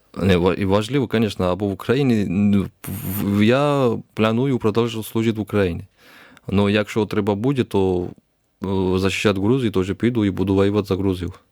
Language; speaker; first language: Ukrainian; non-native, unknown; Georgian